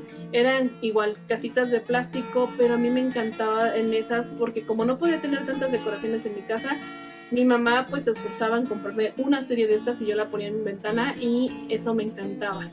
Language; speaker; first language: Spanish; native; Spanish